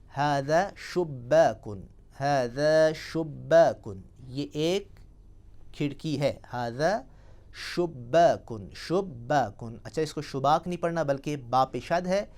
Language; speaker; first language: Urdu; non-native, local second language; Punjabi